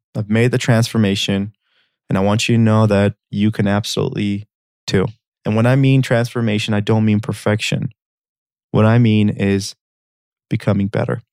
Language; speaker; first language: English; early bilingual, other home language; Armenian